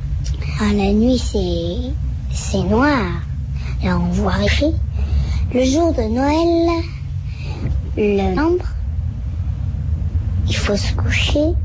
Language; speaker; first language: French; early bilingual, other home language; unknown